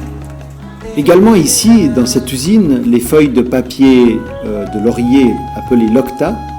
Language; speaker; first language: French; native; French